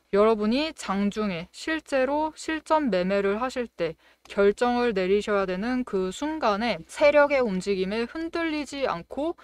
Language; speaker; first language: Korean; native; Korean